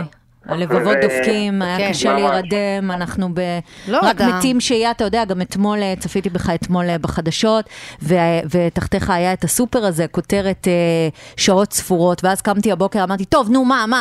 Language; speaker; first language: Hebrew; native; Hebrew